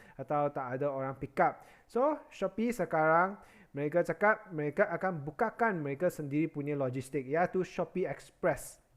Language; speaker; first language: Malay; non-native, local second language; Chinese